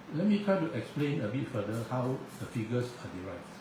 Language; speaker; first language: English; non-native, local second language; Chinese